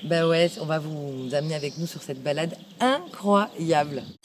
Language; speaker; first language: French; native; French